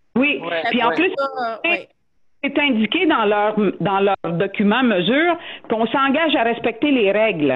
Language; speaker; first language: French; native; French